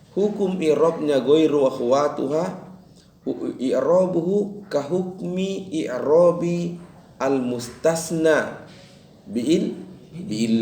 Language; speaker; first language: Arabic; non-native, fluent; Indonesian